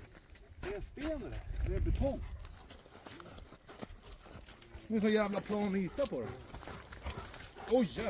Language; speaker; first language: Swedish; native; Swedish